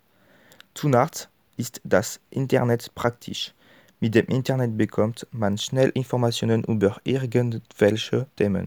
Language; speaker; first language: German; non-native, learner; French